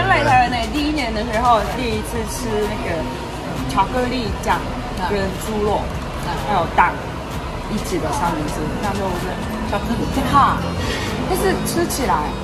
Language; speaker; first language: Chinese; non-native, learner; Japanese